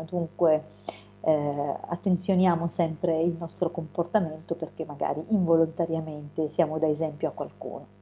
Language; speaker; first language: Italian; native; Italian